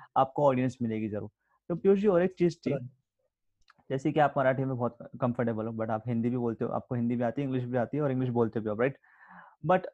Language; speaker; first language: Hindi; native; Hindi